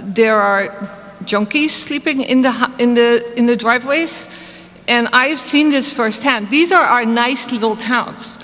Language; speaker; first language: English; non-native, fluent; Dutch